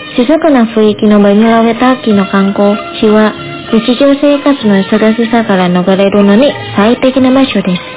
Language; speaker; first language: Japanese; non-native, fluent; Indonesian